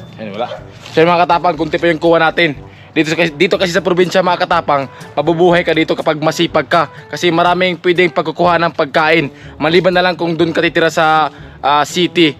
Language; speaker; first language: Filipino; non-native, local second language; Cebuano